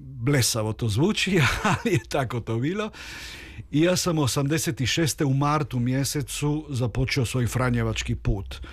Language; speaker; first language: Croatian; early bilingual, heritage; Croatian